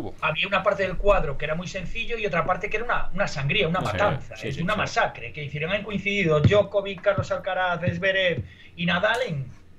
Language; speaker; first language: Spanish; native; Spanish